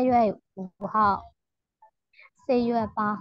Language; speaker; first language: Chinese; non-native, learner; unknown